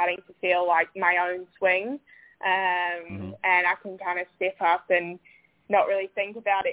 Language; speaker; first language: English; native; English